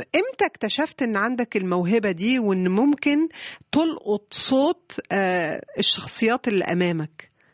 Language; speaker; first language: Arabic; native; Arabic